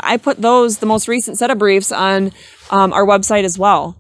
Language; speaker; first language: English; native; English